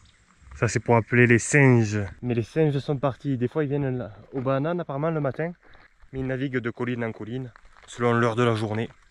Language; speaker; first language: French; native; French